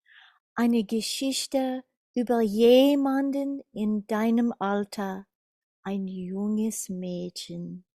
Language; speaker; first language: German; non-native, learner; English